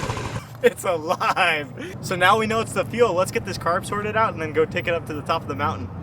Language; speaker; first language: English; native; English